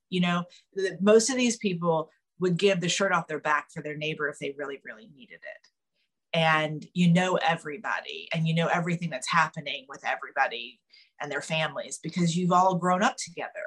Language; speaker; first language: English; native; English